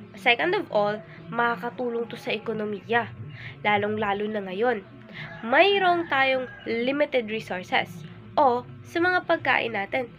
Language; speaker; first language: Filipino; native; Filipino